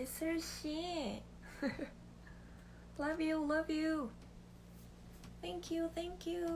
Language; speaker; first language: English; non-native, learner; Korean